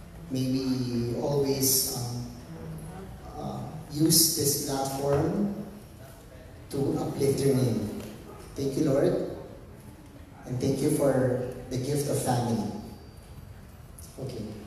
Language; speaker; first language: English; non-native, local second language; Filipino